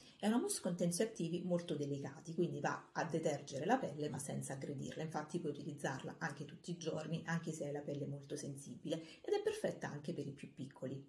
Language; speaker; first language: Italian; native; Italian